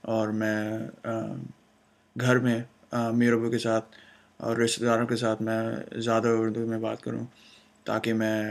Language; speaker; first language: Urdu; early bilingual, heritage; Urdu